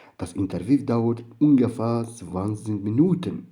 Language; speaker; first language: German; non-native, learner; Turkish